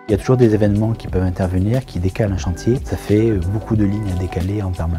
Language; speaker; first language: French; native; French